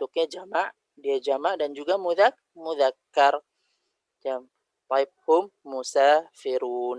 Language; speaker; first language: Indonesian; native; Indonesian